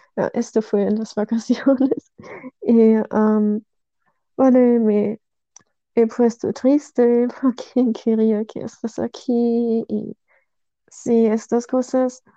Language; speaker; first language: Spanish; non-native, learner; German